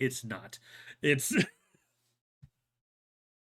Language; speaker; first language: English; native; English